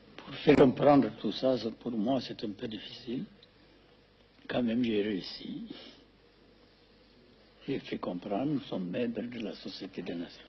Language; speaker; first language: French; non-native, fluent; Amharic